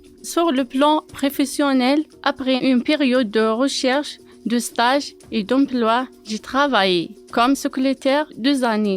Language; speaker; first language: French; non-native, learner; Kabyle